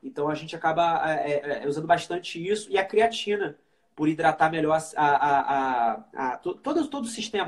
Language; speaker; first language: Portuguese; native; Portuguese